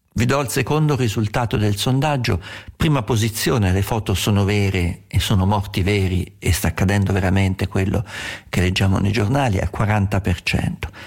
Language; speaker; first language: Italian; native; Italian